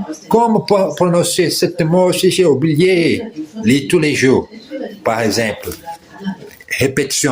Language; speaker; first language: French; non-native, learner; Portuguese